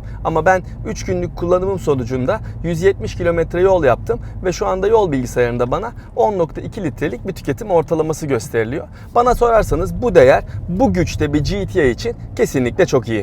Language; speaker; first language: Turkish; native; Turkish